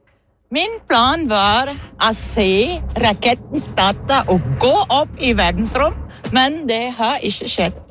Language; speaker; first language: Norwegian; non-native, learner; German